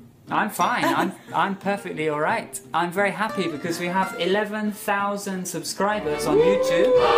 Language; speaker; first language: English; native; English